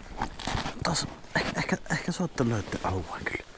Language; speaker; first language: Finnish; native; Finnish